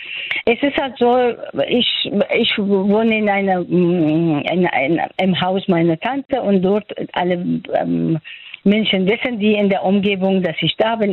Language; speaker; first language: German; non-native, fluent; Persian